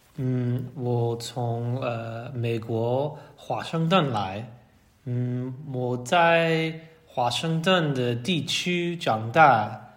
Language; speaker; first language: Chinese; non-native, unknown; English